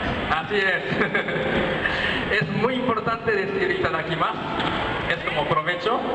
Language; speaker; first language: Spanish; non-native, learner; Japanese